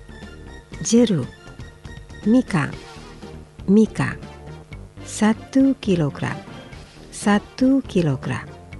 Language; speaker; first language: Japanese; non-native, fluent; Indonesian